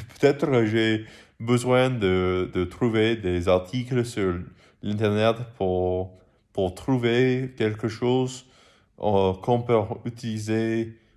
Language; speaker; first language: French; non-native, learner; English